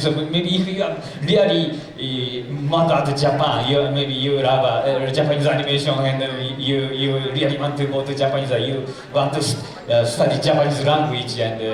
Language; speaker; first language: English; non-native, fluent; Japanese